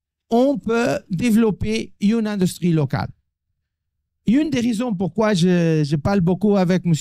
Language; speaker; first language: French; non-native, fluent; Portuguese